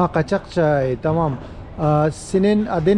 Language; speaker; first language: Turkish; non-native, learner; Urdu